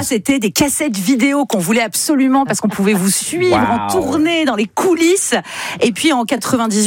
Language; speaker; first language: French; native; French